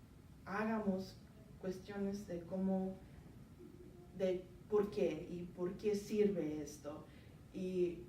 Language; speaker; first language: Spanish; non-native, learner; English